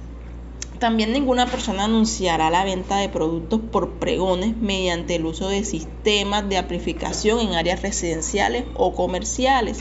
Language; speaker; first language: Spanish; native; Spanish